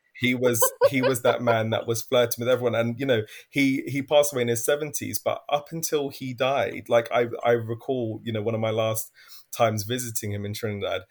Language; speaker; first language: English; native; English